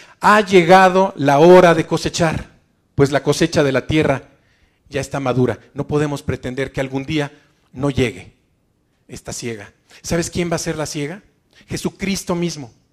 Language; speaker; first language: Spanish; native; Spanish